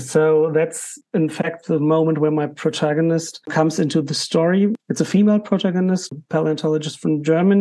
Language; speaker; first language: English; non-native, fluent; German